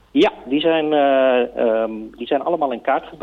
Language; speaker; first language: Dutch; native; Dutch